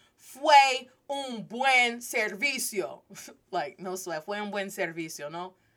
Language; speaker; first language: Spanish; non-native, fluent; English